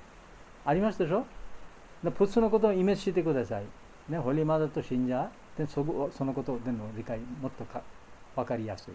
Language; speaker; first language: Japanese; non-native, fluent; Bangla